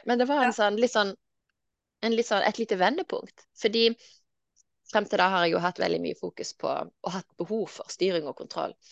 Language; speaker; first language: Norwegian; native; Norwegian